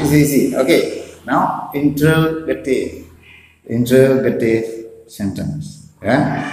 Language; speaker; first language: English; non-native, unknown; Balinese